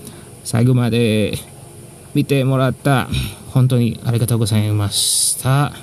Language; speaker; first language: Japanese; non-native, fluent; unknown